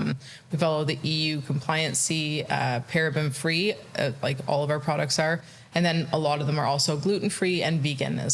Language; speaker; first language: English; native; English